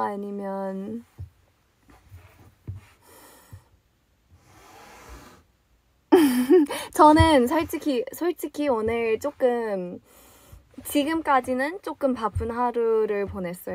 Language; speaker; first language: Korean; early bilingual, other home language; English